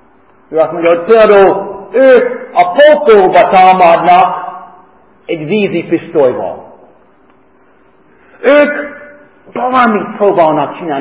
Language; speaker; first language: Hungarian; non-native, fluent; English